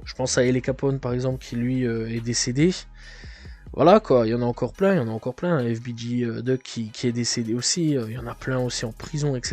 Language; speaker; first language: French; native; French